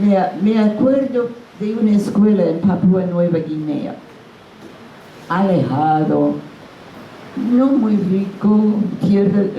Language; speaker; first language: Spanish; non-native, fluent; English